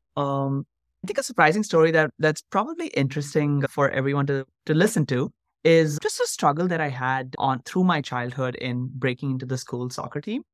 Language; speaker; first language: English; non-native, local second language; Hindi